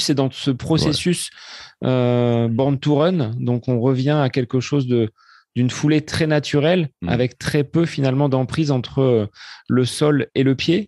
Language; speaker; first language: French; native; French